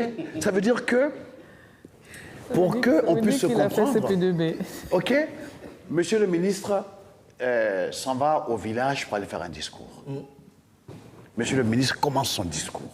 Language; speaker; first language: French; non-native, local second language; Dyula